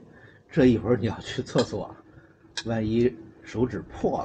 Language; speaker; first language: Chinese; native; Chinese